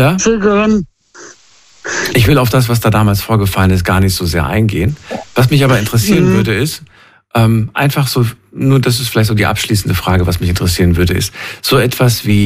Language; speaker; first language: German; native; German